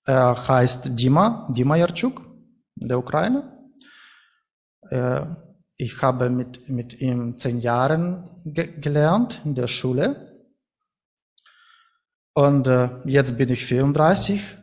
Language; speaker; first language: German; non-native, learner; Ukrainian